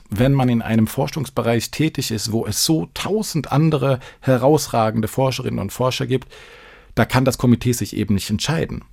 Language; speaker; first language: German; non-native, fluent; Swedish